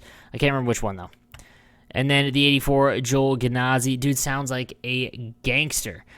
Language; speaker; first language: English; native; English